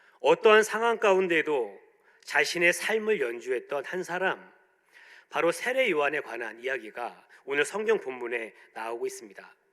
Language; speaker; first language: Korean; native; Korean